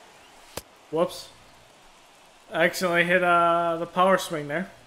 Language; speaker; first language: English; native; English